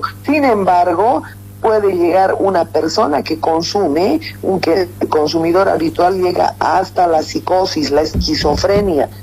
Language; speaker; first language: Spanish; native; Spanish